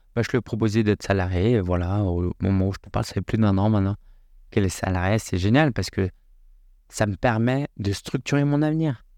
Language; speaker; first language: French; native; French